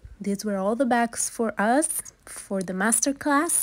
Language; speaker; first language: English; non-native, fluent; Italian